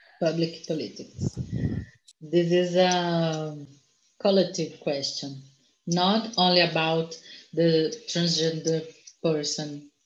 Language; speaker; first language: English; non-native, learner; Portuguese